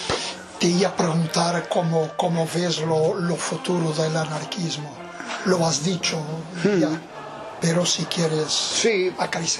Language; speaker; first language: Spanish; non-native, fluent; Portuguese